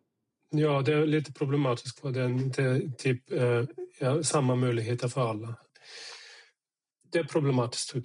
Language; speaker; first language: Swedish; non-native, fluent; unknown